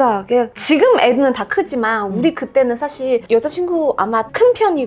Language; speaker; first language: Korean; non-native, fluent; Chinese